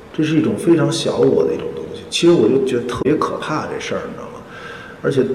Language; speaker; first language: Chinese; native; Chinese